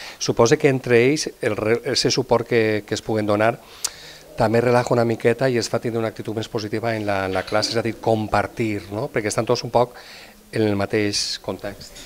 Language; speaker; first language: Catalan; native; Catalan